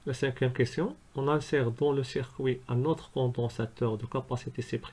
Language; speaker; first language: French; non-native, local second language; Arabic